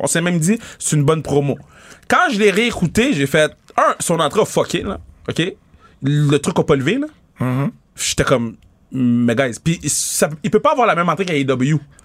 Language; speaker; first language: French; native; French